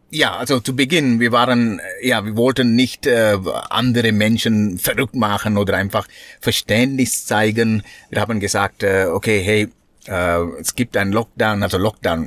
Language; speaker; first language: German; non-native, fluent; Sinhala